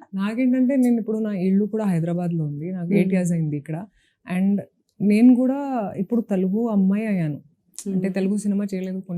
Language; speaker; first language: Telugu; non-native, local second language; Hindi